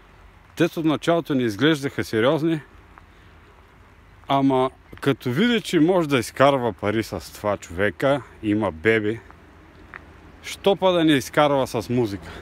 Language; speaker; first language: Bulgarian; native; Bulgarian